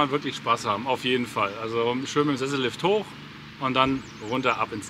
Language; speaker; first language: German; native; German